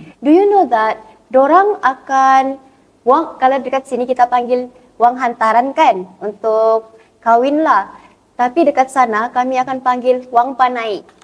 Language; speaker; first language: Malay; native; Malay